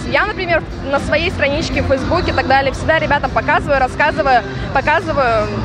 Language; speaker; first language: Russian; native; Russian